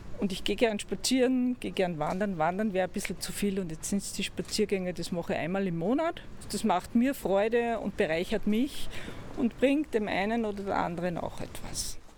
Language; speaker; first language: German; native; German